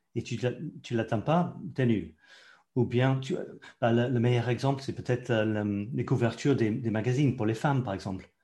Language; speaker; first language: French; non-native, fluent; English